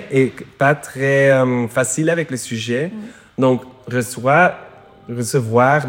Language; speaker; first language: French; non-native, learner; Dutch